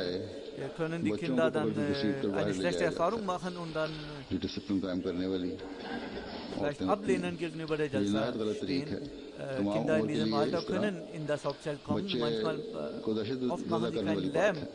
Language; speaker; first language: German; non-native, fluent; Urdu